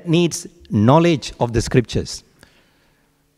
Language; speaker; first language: English; non-native, local second language; Tamil